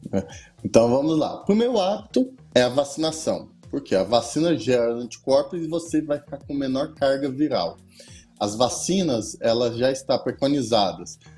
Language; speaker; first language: Portuguese; native; Portuguese